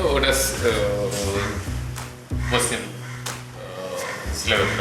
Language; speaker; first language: Russian; non-native, fluent; Nepali